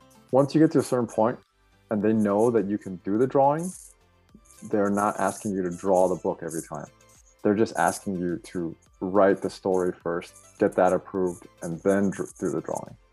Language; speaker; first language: English; early bilingual, other home language; Chinese